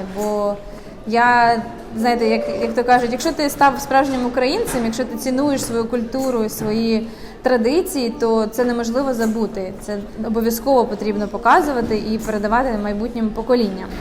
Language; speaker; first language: Ukrainian; native; Ukrainian